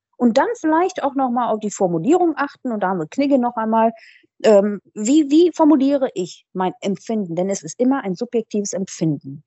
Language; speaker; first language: German; early bilingual, other home language; Persian